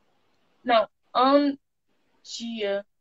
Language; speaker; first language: French; non-native, learner; Portuguese